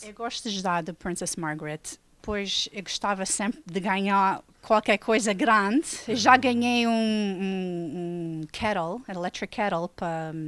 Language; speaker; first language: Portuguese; early bilingual, heritage; Portuguese